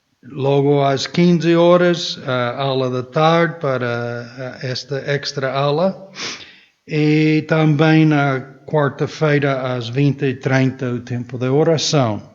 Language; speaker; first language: Portuguese; non-native, fluent; English